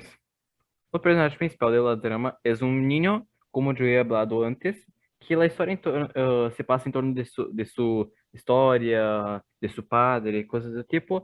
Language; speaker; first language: Spanish; non-native, learner; Portuguese